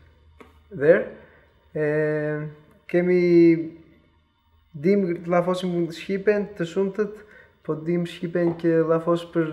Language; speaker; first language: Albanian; early bilingual, heritage; Albanian